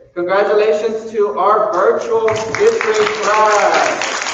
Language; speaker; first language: English; early bilingual, other home language; Spanish